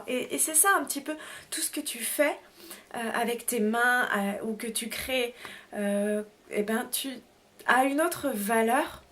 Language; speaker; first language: French; native; French